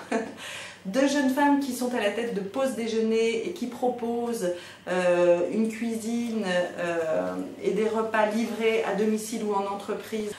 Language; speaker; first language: French; native; French